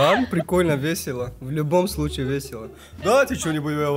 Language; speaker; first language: Russian; non-native, learner; Tajik